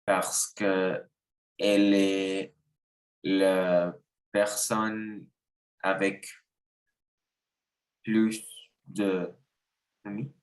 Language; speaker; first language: French; non-native, learner; Spanish